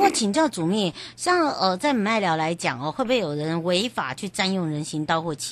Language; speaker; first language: Chinese; native; Chinese